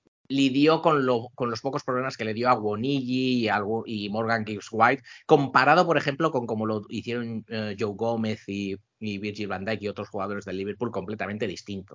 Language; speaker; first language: Spanish; native; Spanish